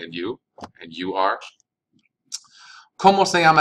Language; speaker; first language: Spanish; non-native, fluent; English